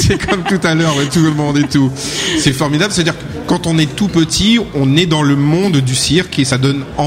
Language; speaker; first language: French; native; French